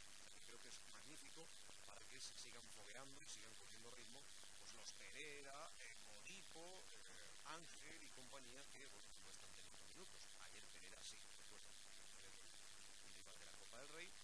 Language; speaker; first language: Spanish; native; Spanish